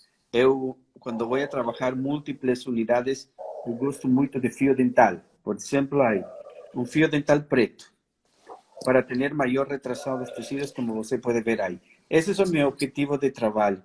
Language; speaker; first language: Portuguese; non-native, fluent; Spanish